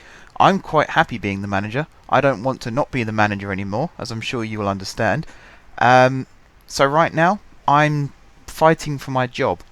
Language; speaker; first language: English; native; English